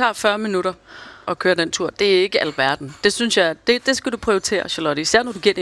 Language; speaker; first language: Danish; native; Danish